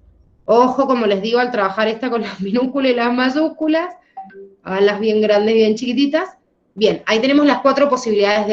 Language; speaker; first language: Spanish; native; Spanish